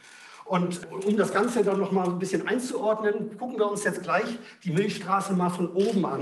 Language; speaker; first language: German; native; German